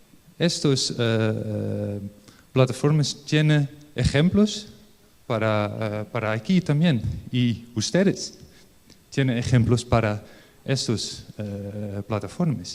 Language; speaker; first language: Spanish; non-native, learner; Dutch